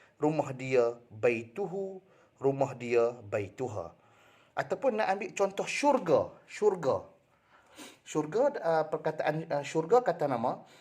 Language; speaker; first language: Malay; native; Malay